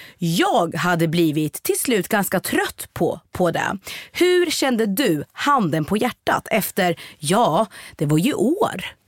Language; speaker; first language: Swedish; native; Swedish